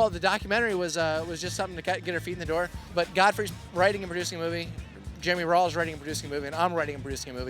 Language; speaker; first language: English; native; English